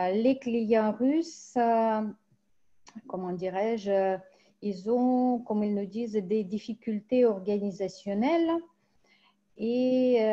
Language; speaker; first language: French; non-native, fluent; Russian